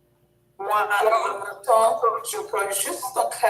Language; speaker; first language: French; non-native, learner; English